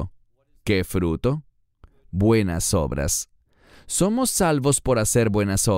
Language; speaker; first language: Spanish; native; Spanish